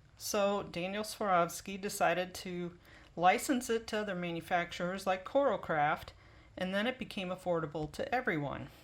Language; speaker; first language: English; native; English